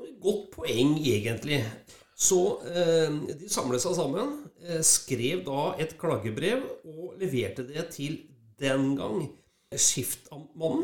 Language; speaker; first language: Norwegian; native; Norwegian